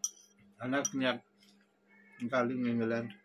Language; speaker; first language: Filipino; non-native, learner; Urdu